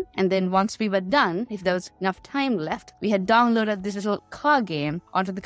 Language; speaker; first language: English; non-native, local second language; Sinhala